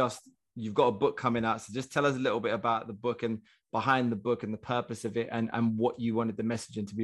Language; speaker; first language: English; native; English